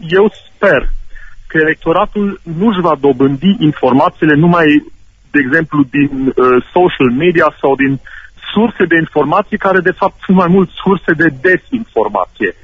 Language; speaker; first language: Romanian; non-native, local second language; German